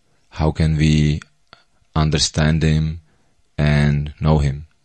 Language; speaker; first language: English; non-native, fluent; Czech